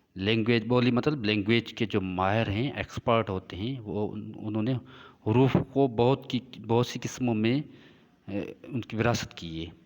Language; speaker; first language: Urdu; non-native, local second language; Sindhi